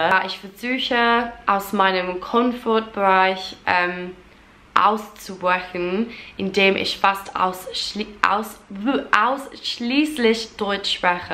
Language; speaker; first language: German; non-native, fluent; English